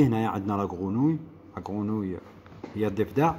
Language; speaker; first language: French; non-native, local second language; Arabic